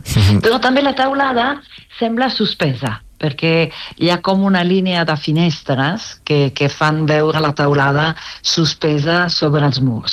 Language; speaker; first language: Catalan; non-native, fluent; Italian